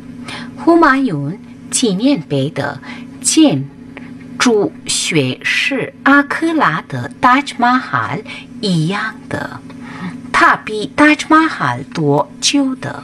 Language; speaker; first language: Chinese; non-native, learner; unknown